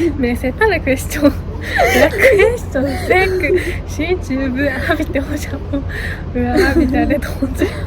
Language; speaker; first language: French; non-native, learner; Japanese